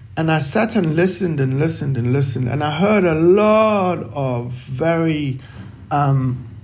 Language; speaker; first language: English; native; English